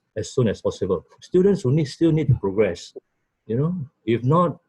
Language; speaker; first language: English; non-native, local second language; Malay